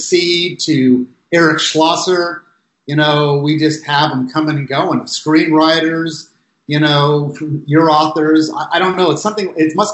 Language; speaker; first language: English; native; English